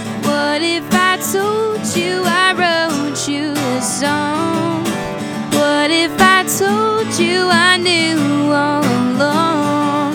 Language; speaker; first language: English; native; English